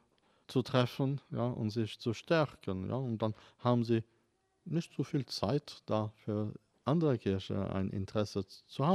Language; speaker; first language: German; non-native, fluent; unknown